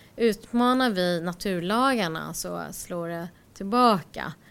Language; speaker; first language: Swedish; early bilingual, other home language; Korean